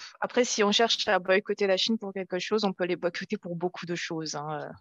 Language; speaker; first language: French; native; French